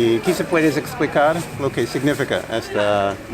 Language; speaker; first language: Spanish; non-native, fluent; English